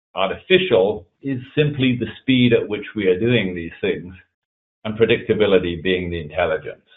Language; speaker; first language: English; native; English